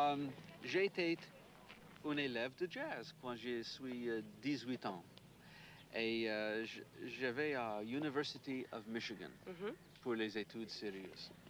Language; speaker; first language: French; non-native, learner; English